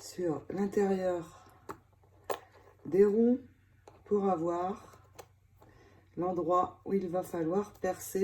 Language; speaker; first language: French; native; French